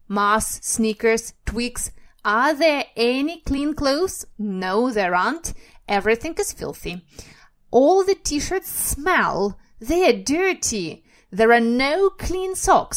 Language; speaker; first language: English; non-native, fluent; Russian